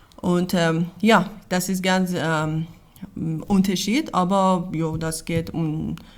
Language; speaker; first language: German; non-native, learner; Persian